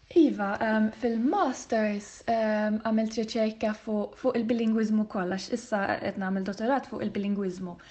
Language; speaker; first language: Maltese; non-native, fluent; Swedish